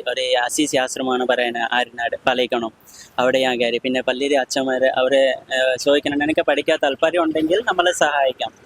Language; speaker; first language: Malayalam; non-native, local second language; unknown